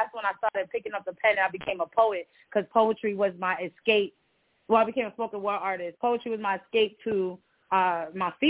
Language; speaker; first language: English; early bilingual, other home language; Spanish